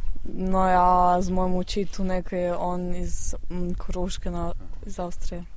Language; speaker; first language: Slovenian; early bilingual, heritage; Slovenian